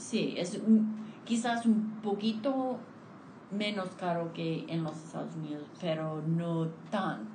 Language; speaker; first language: Spanish; non-native, fluent; English